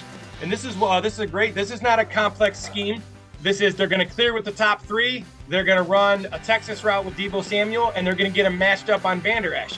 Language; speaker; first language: English; native; English